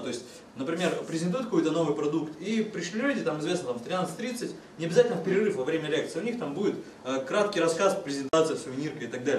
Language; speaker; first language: Russian; native; Russian